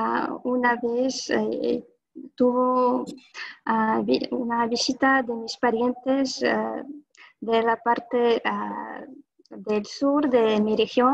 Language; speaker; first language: Spanish; non-native, fluent; Russian